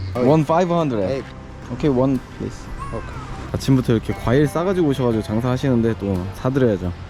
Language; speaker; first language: Korean; native; Korean